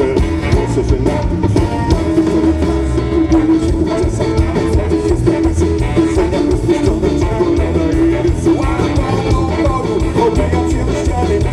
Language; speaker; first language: Polish; native; Polish